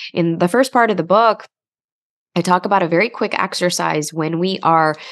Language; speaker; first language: English; native; English